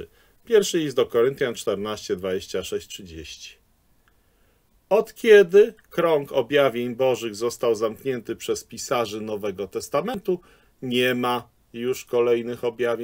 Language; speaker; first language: Polish; native; Polish